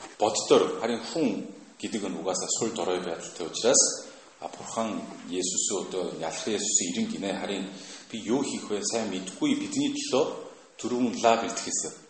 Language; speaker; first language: Mongolian; non-native, fluent; Korean